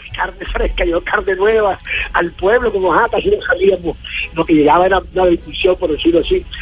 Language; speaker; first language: Spanish; native; Spanish